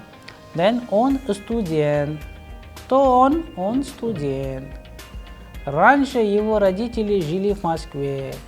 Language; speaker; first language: Russian; non-native, fluent; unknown